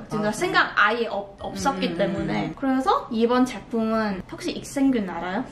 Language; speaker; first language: Korean; non-native, fluent; Cantonese